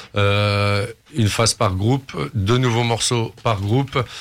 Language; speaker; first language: French; native; French